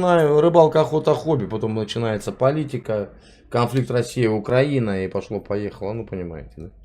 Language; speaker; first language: Russian; native; Russian